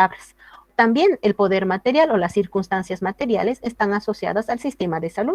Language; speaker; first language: Spanish; native; Spanish